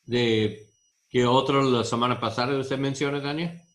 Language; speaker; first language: Spanish; non-native, learner; English